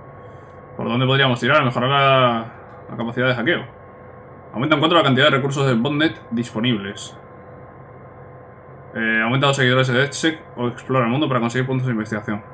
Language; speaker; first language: Spanish; native; Spanish